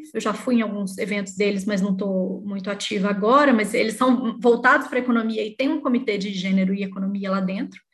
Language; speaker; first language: Portuguese; native; Portuguese